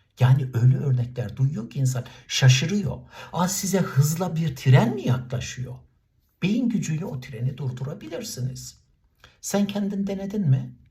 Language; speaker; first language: Turkish; native; Turkish